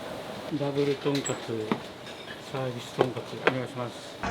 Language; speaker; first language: Japanese; native; Japanese